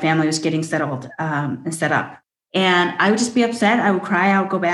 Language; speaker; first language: English; early bilingual, other home language; Chinese